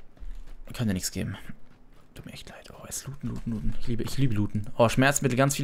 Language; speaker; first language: German; native; German